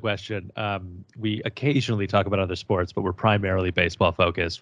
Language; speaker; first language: English; native; English